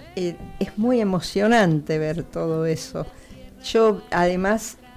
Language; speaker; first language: Spanish; native; Spanish